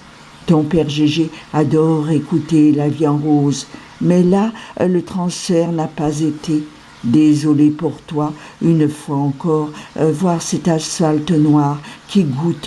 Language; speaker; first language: French; native; French